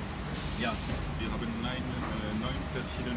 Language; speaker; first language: German; non-native, learner; French